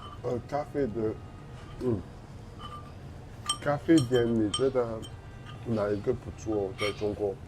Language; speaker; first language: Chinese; non-native, learner; French